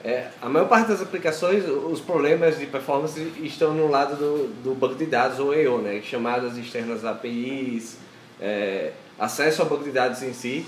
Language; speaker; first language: Portuguese; native; Portuguese